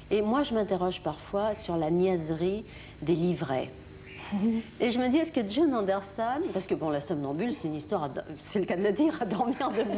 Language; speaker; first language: French; native; French